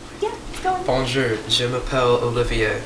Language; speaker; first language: French; non-native, learner; English